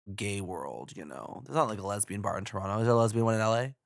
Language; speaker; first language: English; early bilingual, other home language; Hindi